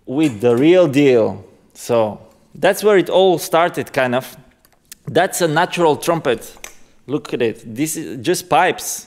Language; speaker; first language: English; non-native, fluent; Bulgarian